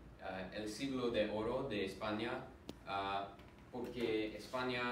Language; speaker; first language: Spanish; non-native, learner; English